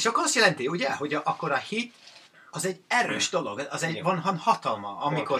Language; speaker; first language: Hungarian; non-native, fluent; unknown